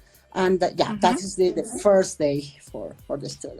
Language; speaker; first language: English; non-native, fluent; Spanish